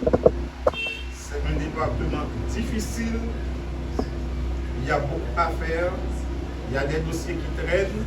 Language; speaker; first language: French; non-native, local second language; Haitian Creole